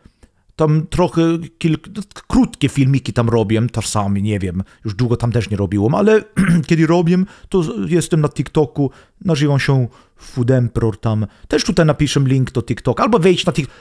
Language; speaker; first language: Polish; non-native, learner; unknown